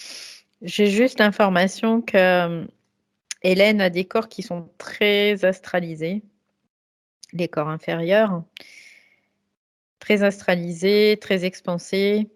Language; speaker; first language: French; native; French